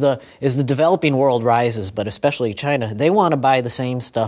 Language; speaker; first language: English; native; English